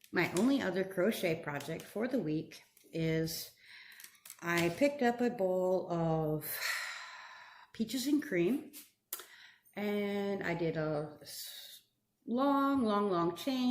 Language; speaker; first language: English; native; English